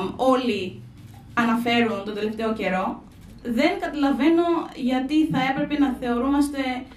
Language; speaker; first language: Greek; non-native, fluent; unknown